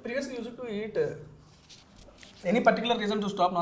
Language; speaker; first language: Telugu; native; Telugu